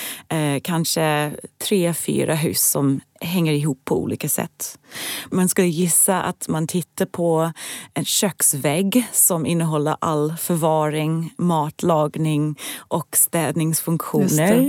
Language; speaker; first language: Swedish; non-native, fluent; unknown